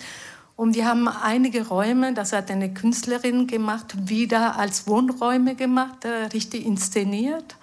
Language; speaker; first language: German; non-native, fluent; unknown